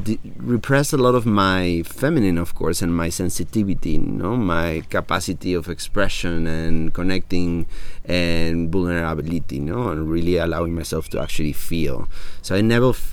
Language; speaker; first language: English; non-native, fluent; Spanish